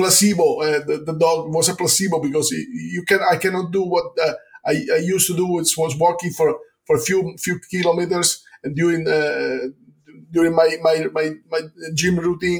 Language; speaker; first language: English; non-native, fluent; Italian